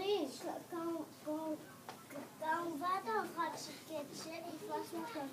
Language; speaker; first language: French; non-native, learner; English